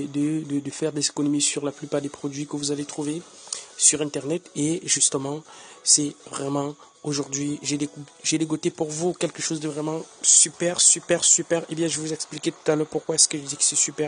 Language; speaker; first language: French; native; French